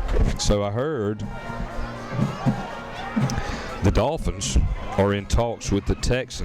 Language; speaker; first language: English; native; English